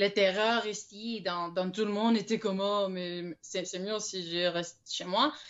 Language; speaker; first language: French; non-native, fluent; Spanish